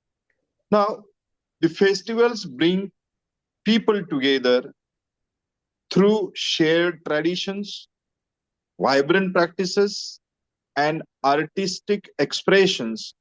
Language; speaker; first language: English; non-native, local second language; Marathi